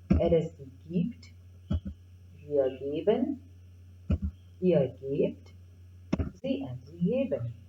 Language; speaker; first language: German; non-native, fluent; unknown